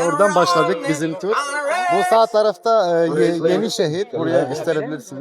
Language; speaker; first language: Turkish; non-native, learner; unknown